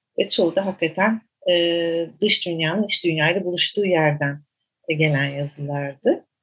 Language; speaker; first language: Turkish; native; Turkish